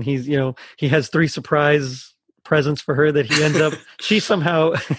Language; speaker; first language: English; native; English